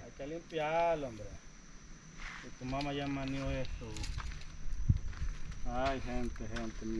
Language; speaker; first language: Spanish; native; Spanish